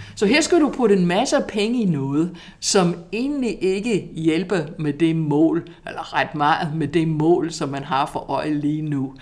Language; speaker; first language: Danish; non-native, fluent; English